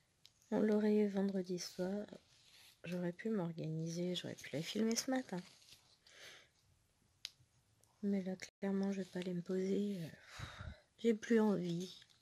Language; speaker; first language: French; native; French